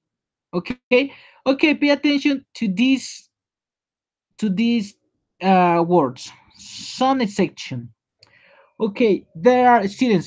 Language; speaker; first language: English; non-native, learner; Spanish